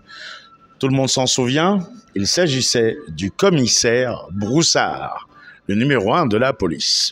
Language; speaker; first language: French; native; French